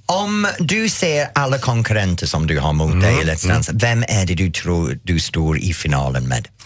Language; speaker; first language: Swedish; non-native, fluent; English